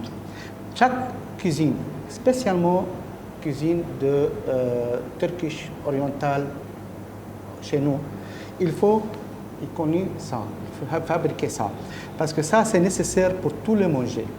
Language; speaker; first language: French; non-native, learner; Arabic